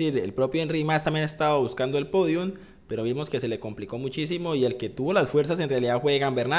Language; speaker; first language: Spanish; native; Spanish